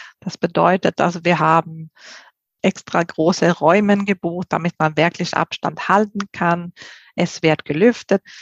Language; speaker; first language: German; non-native, fluent; Swedish